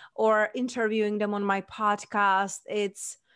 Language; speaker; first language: English; non-native, fluent; Czech